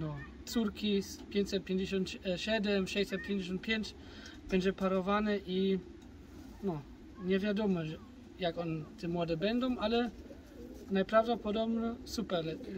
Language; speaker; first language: Polish; early bilingual, heritage; German